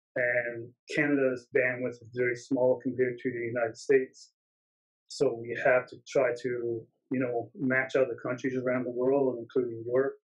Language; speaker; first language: English; native; English